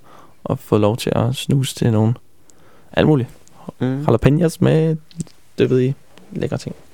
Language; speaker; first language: Danish; native; Danish